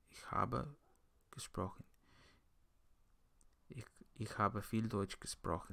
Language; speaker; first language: German; non-native, learner; English